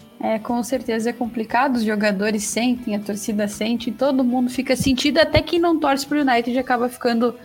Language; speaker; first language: Portuguese; native; Portuguese